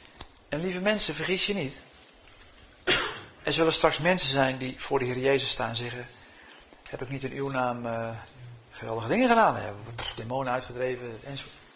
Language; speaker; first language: Dutch; native; Dutch